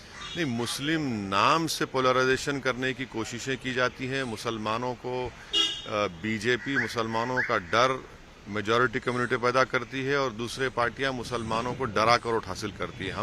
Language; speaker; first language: Hindi; native; Hindi